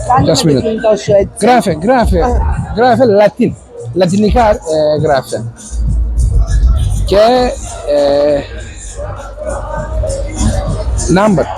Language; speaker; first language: Greek; non-native, learner; Turkish